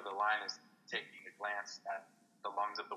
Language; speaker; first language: English; native; English